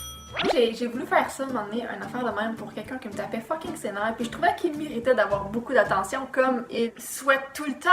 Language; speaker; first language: French; native; French